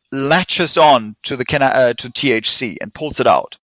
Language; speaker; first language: English; non-native, fluent; German